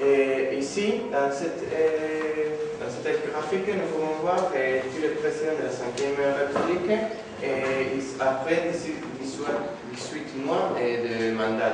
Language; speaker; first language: French; non-native, learner; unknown